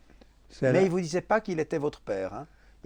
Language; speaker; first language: French; native; French